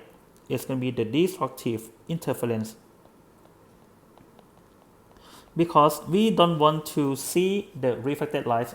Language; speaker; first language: English; non-native, fluent; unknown